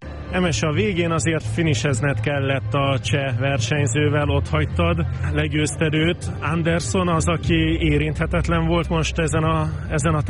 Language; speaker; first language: Hungarian; native; Hungarian